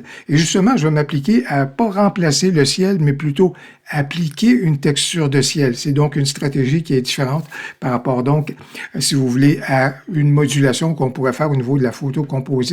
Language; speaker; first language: French; native; French